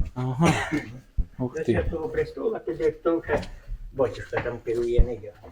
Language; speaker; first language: Ukrainian; native; Ukrainian